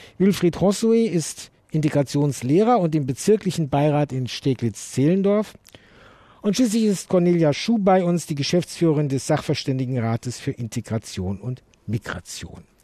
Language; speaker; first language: German; native; German